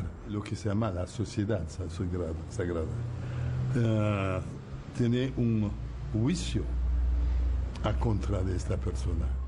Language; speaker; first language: Spanish; non-native, fluent; Haitian Creole